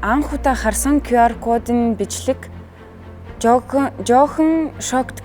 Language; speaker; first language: Mongolian; non-native, learner; Russian